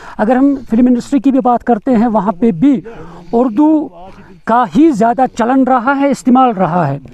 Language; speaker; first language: Urdu; non-native, local second language; Kashmiri